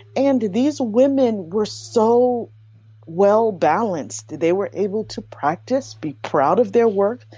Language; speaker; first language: English; native; English